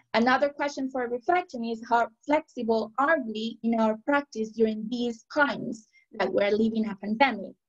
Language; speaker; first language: English; non-native, fluent; Spanish